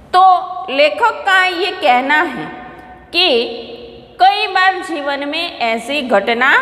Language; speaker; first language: Hindi; non-native, local second language; Gujarati